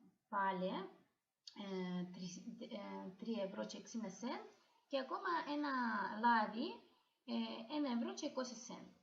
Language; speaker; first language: Greek; non-native, fluent; Russian